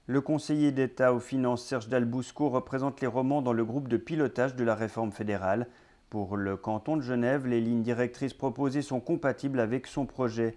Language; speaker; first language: French; native; French